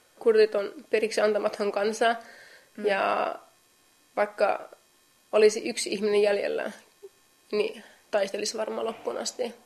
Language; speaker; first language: Finnish; non-native, fluent; Kurdish